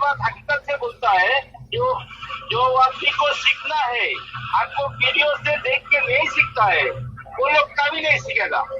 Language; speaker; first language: Hindi; non-native, learner; Bangla